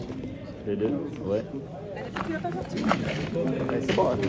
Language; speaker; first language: French; non-native, learner; English